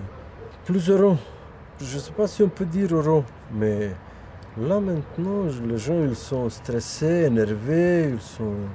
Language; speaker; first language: French; non-native, fluent; Bosnian